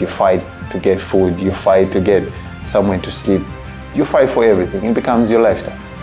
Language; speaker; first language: English; non-native, local second language; Shona